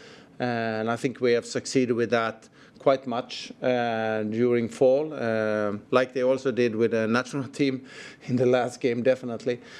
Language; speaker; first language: English; non-native, fluent; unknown